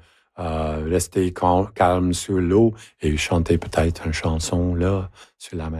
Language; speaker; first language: French; native; French